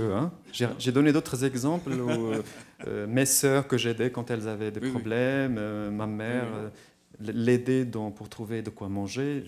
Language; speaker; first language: French; non-native, local second language; Arabic